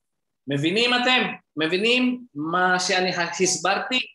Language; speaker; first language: Hebrew; non-native, fluent; Indonesian